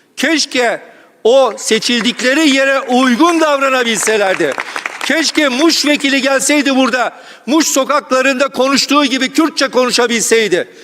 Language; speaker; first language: Turkish; non-native, local second language; Kurdish